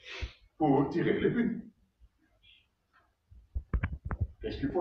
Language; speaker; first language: French; non-native, fluent; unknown